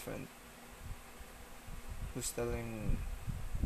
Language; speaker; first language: English; non-native, local second language; Filipino